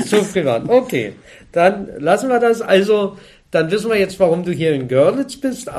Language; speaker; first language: German; native; German